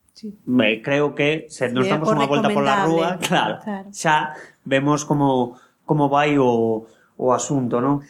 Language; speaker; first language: Galician; non-native, local second language; Spanish